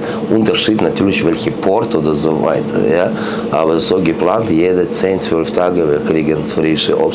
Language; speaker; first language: German; non-native, learner; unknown